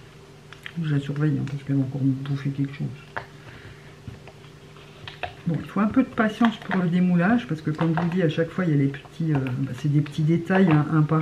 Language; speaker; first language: French; native; French